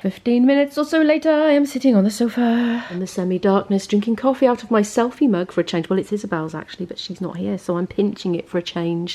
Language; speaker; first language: English; native; English